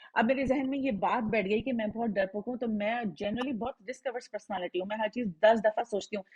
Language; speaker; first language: Hindi; native; Hindi